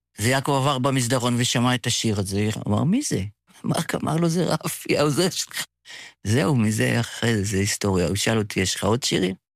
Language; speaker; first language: Hebrew; native; Hebrew